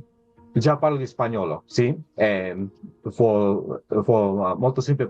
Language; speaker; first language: Italian; non-native, learner; English